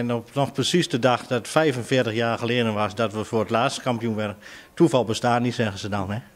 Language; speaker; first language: Dutch; native; Dutch